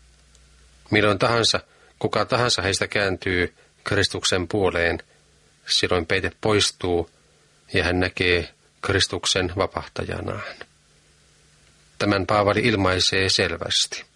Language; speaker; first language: Finnish; native; Finnish